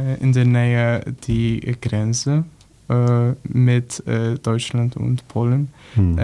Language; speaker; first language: German; non-native, learner; Polish